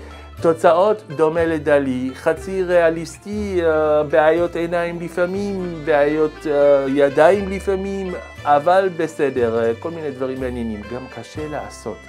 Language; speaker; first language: Hebrew; non-native, learner; Swedish